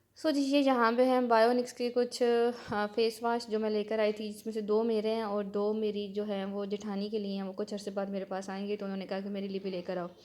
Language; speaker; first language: Urdu; native; Urdu